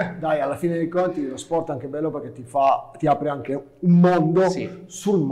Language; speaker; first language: Italian; native; Italian